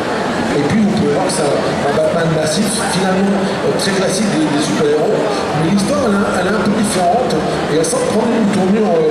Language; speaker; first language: French; native; French